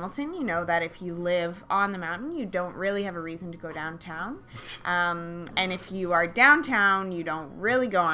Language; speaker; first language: English; native; English